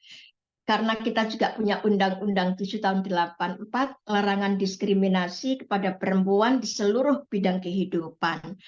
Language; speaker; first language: Indonesian; native; Indonesian